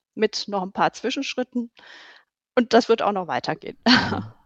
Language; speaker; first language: German; native; German